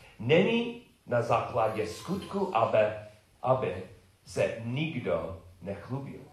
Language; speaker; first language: Czech; non-native, learner; English